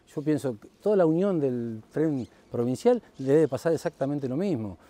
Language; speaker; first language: Spanish; native; Spanish